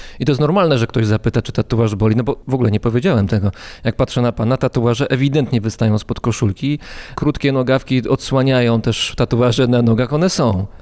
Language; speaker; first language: Polish; native; Polish